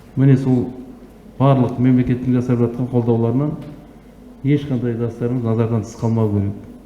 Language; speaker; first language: Kazakh; native; Kazakh